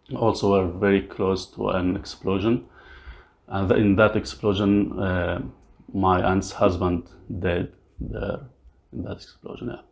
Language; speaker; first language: English; non-native, learner; Arabic